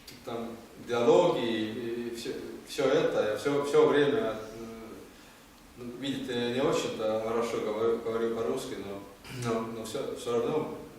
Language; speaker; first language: Russian; non-native, learner; Estonian